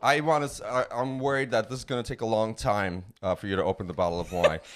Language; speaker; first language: English; native; English